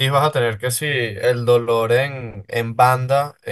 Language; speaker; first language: Spanish; native; Spanish